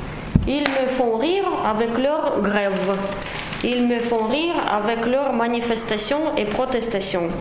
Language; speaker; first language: French; non-native, fluent; Russian